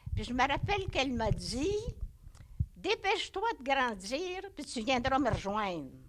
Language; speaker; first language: French; native; French